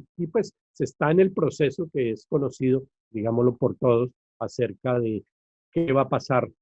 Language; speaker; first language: Spanish; native; Spanish